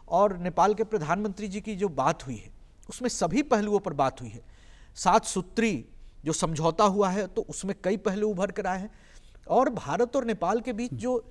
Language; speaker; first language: Hindi; native; Hindi